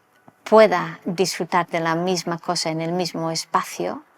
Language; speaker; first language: Spanish; non-native, local second language; English